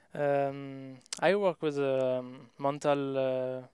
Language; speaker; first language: English; non-native, learner; French